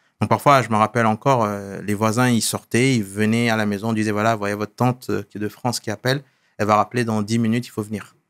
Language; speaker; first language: French; non-native, local second language; Wolof